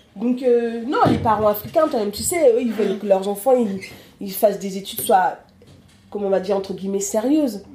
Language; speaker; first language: French; early bilingual, other home language; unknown